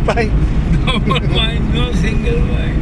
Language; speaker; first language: English; non-native, learner; Bangla